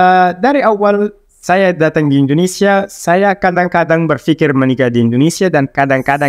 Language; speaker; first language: Indonesian; non-native, local second language; Arabic